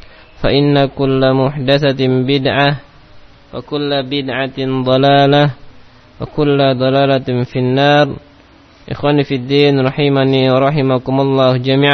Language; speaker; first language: Arabic; non-native, fluent; Indonesian